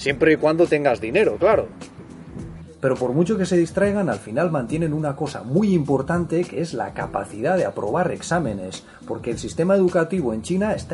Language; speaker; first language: Spanish; native; Spanish